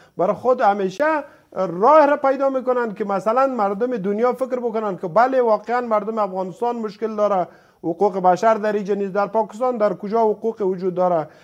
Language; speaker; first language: Persian; native; Persian